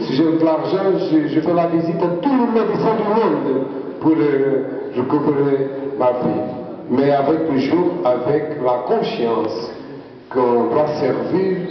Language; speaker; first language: French; non-native, learner; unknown